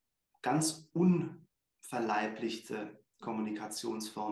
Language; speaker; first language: German; native; German